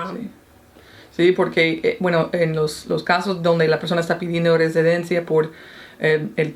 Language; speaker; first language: Spanish; non-native, fluent; English